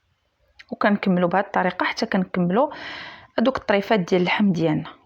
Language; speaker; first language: Arabic; native; Arabic